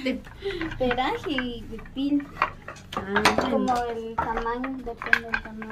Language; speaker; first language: Spanish; non-native, local second language; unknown